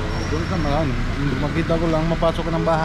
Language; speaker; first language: Filipino; non-native, learner; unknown